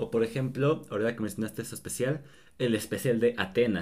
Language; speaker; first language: Spanish; native; Spanish